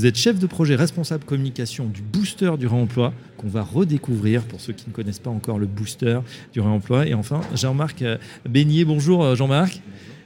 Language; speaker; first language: French; native; French